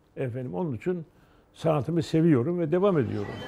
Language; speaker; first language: Turkish; native; Turkish